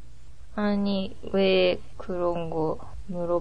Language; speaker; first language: Korean; non-native, learner; Japanese